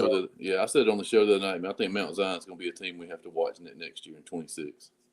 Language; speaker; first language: English; native; English